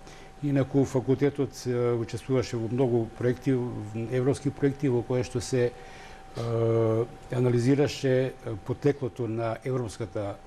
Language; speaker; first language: Macedonian; native; Macedonian